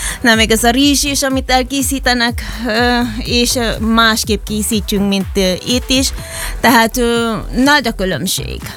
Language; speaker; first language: Hungarian; non-native, fluent; Filipino